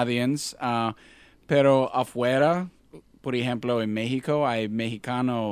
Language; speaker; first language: Spanish; non-native, learner; English